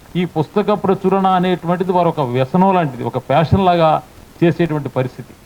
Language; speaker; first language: Telugu; native; Telugu